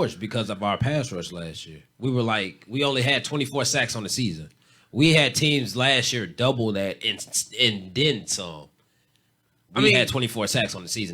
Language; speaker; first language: English; native; English